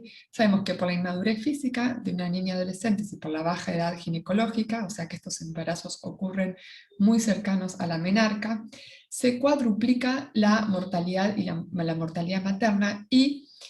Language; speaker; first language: Spanish; native; Spanish